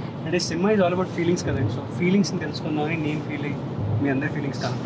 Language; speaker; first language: Telugu; native; Telugu